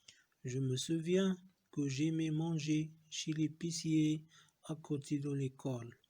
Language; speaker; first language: French; non-native, learner; Arabic